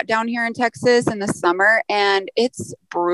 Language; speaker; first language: English; native; English